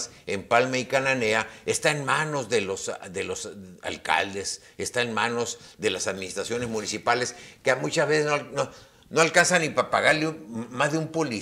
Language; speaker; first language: Spanish; native; Spanish